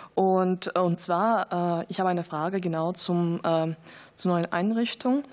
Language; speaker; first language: German; non-native, fluent; Russian